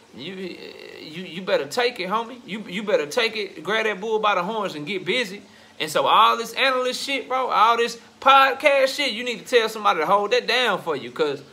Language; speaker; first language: English; native; English